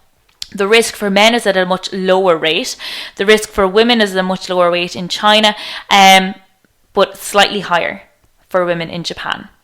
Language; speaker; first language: English; native; English